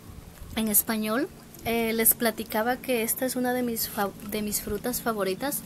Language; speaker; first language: Spanish; early bilingual, heritage; Spanish